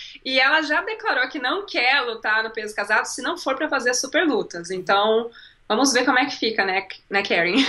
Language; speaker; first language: Portuguese; native; Portuguese